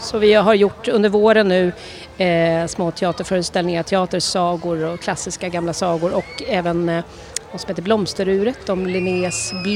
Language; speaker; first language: Swedish; native; Swedish